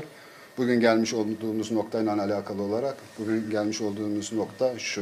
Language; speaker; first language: Turkish; native; Turkish